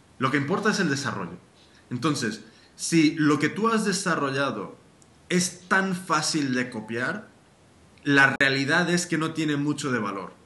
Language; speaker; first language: Spanish; early bilingual, heritage; Spanish